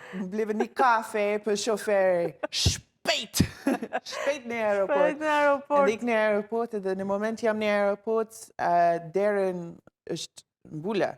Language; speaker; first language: Albanian; non-native, learner; English